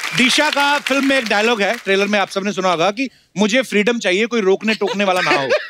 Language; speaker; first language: Hindi; native; Hindi